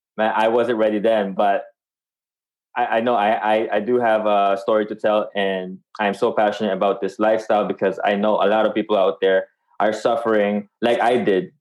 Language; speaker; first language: English; non-native, local second language; Filipino